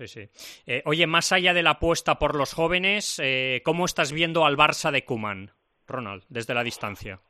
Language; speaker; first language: Spanish; native; Spanish